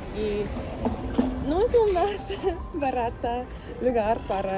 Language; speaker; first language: Spanish; non-native, learner; English